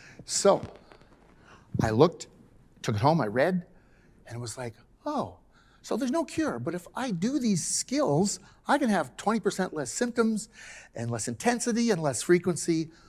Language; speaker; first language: English; native; English